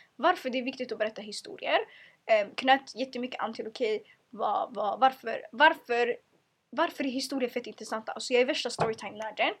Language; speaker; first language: Swedish; early bilingual, other home language; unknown